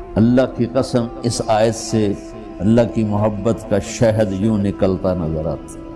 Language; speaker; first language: Urdu; non-native, local second language; Punjabi